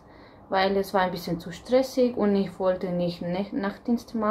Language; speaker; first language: German; non-native, fluent; Romanian